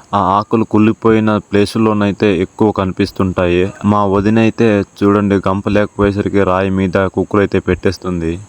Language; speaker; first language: Telugu; non-native, local second language; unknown